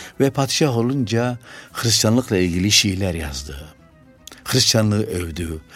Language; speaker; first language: Turkish; non-native, fluent; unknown